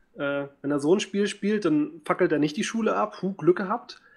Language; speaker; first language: German; native; German